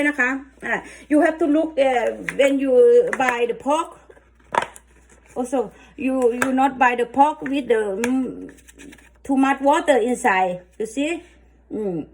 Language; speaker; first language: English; non-native, learner; Thai